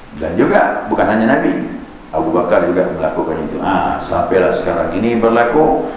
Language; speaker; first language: Malay; native; Malay